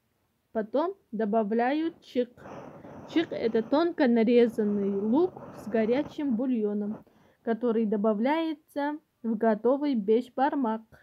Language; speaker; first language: Russian; non-native, local second language; Kyrgyz